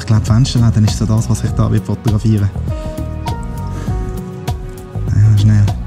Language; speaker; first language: German; native; German